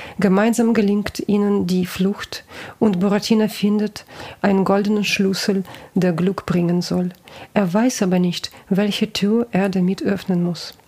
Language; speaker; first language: German; non-native, fluent; Russian